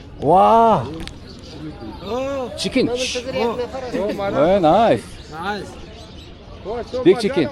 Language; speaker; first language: English; non-native, learner; Korean